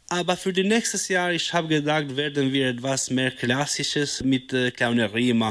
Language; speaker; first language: German; non-native, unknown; Albanian